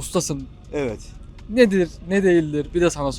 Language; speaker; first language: Turkish; native; Turkish